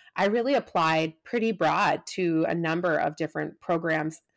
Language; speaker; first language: English; native; English